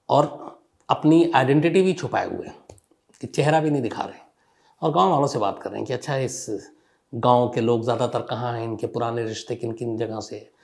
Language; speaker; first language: Hindi; native; Hindi